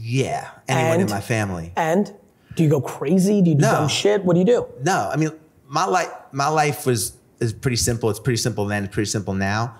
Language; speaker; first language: English; native; English